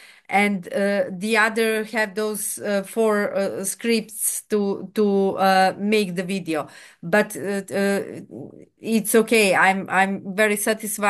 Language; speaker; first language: English; non-native, fluent; Serbian